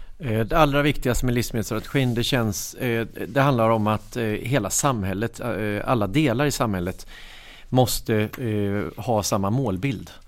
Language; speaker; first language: Swedish; native; Swedish